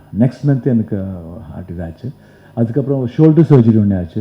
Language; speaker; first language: Tamil; non-native, local second language; Kannada